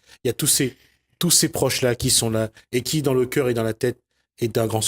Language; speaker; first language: French; native; French